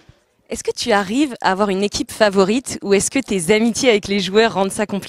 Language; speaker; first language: French; native; French